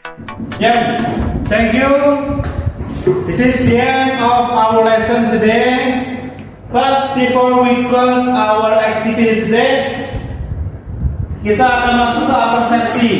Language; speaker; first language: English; non-native, fluent; Indonesian